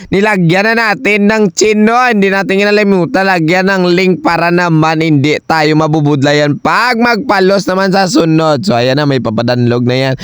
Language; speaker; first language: Filipino; non-native, local second language; Cebuano